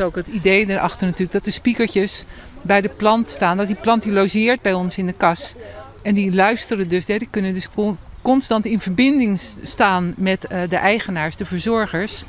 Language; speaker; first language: Dutch; native; Dutch